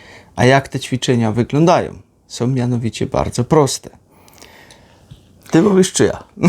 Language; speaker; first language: Polish; native; Polish